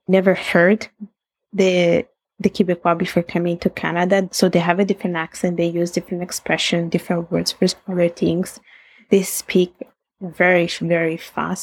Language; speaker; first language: English; non-native, fluent; Italian